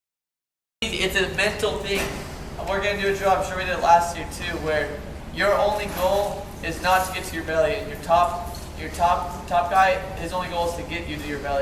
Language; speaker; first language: English; native; English